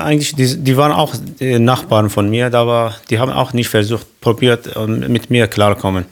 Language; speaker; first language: German; non-native, local second language; Kurdish